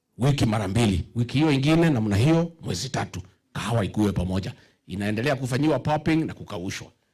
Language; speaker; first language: Swahili; non-native, local second language; Kikuyu